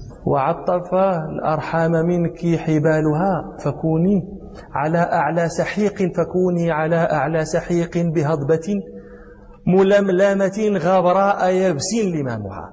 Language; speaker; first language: Arabic; native; Arabic